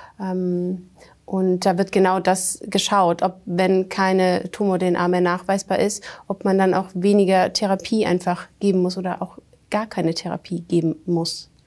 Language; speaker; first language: German; native; German